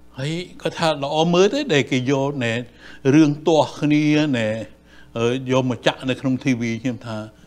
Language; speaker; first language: Khmer; native; Khmer